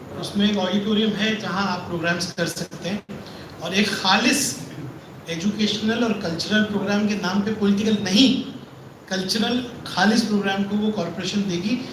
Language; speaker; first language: Urdu; non-native, local second language; Marathi